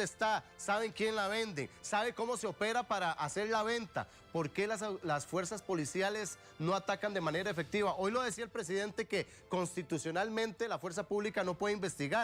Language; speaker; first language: Spanish; native; Spanish